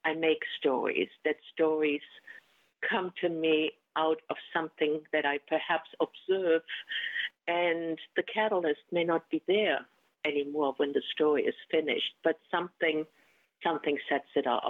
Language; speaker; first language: English; non-native, fluent; German